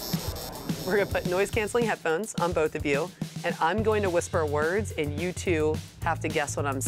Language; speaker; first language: English; native; English